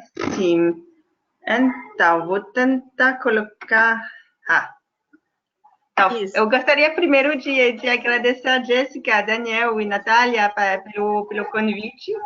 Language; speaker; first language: Portuguese; non-native, fluent; French